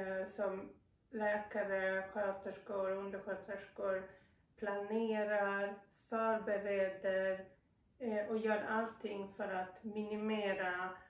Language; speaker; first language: Swedish; non-native, fluent; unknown